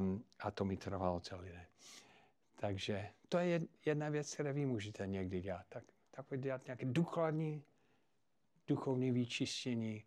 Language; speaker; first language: Czech; non-native, fluent; English